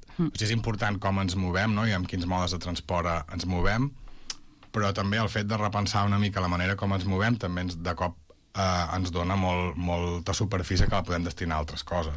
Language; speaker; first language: Catalan; native; Catalan